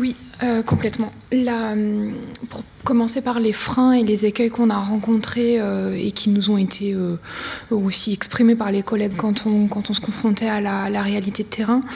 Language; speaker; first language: French; native; French